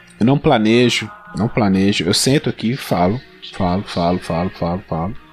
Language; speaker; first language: Portuguese; native; Portuguese